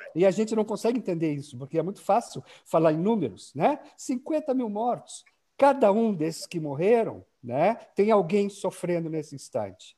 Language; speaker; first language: Portuguese; native; Portuguese